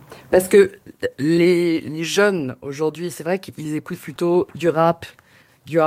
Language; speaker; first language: French; native; French